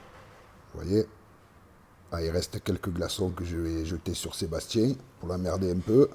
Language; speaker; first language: French; native; French